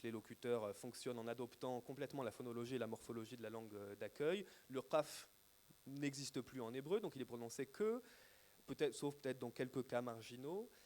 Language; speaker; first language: French; native; French